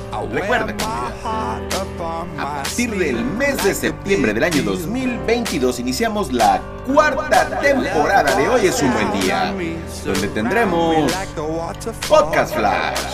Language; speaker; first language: Spanish; native; Spanish